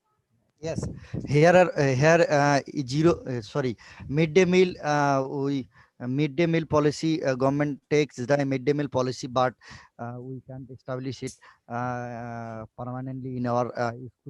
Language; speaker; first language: English; non-native, local second language; Bangla